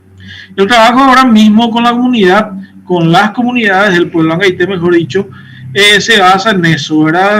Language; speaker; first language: Spanish; native; Spanish